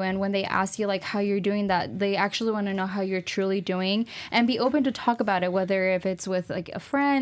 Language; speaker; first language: English; native; English